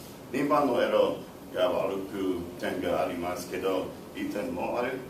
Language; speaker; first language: Japanese; non-native, learner; English